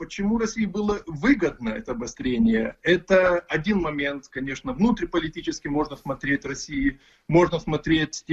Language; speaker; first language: Russian; non-native, fluent; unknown